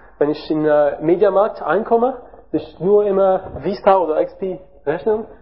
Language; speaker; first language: German; non-native, learner; French